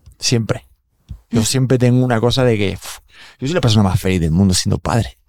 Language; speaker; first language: Spanish; native; Spanish